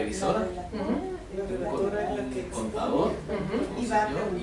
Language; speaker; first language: Spanish; native; Spanish